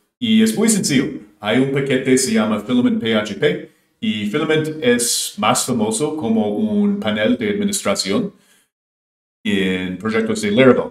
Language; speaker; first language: Spanish; non-native, fluent; English